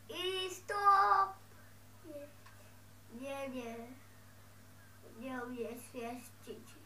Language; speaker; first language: Polish; early bilingual, heritage; Dutch